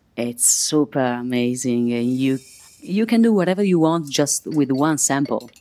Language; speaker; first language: English; non-native, fluent; Italian